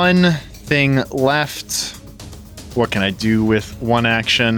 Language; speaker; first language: English; native; English